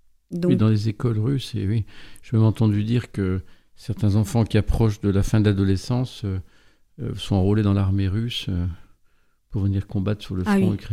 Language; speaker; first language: French; native; French